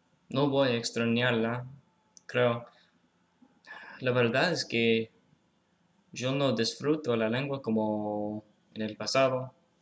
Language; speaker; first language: Spanish; non-native, fluent; English